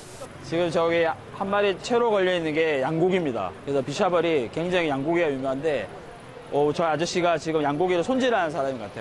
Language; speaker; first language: Korean; native; Korean